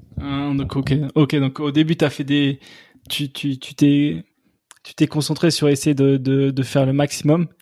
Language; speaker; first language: French; native; French